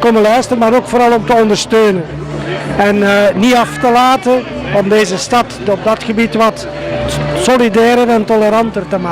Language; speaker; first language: Dutch; native; Dutch